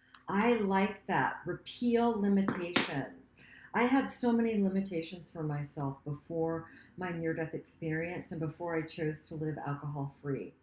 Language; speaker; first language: English; native; English